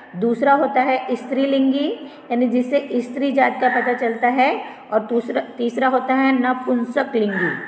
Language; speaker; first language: Hindi; non-native, local second language; Marathi